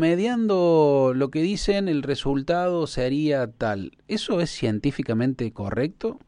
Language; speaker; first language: Spanish; native; Spanish